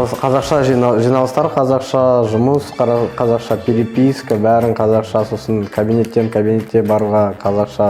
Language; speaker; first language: Kazakh; non-native, local second language; Russian